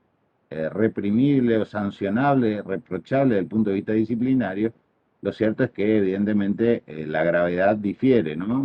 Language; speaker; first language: Spanish; native; Spanish